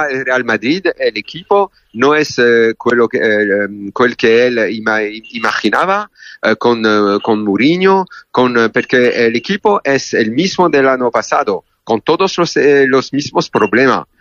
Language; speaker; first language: Spanish; non-native, fluent; French